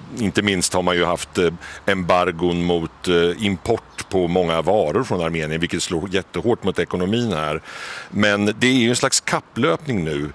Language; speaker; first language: Swedish; native; Swedish